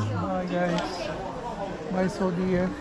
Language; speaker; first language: English; non-native, learner; Portuguese